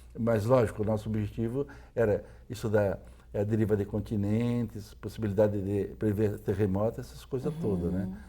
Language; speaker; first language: Portuguese; native; Portuguese